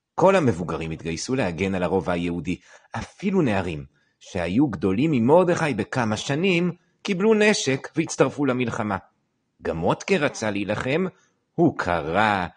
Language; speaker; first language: Hebrew; native; Hebrew